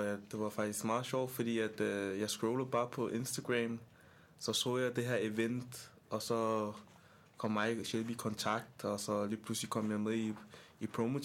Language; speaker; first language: Danish; early bilingual, other home language; Ewe